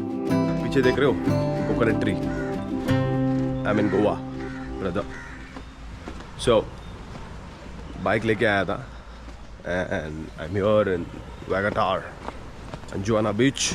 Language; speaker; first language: Hindi; non-native, local second language; Tamil